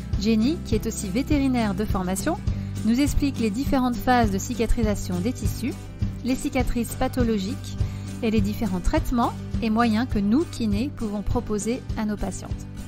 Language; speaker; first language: French; native; French